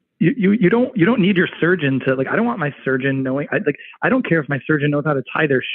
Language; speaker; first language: English; native; English